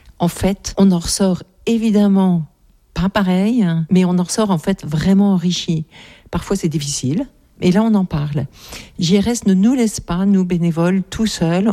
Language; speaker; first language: French; native; French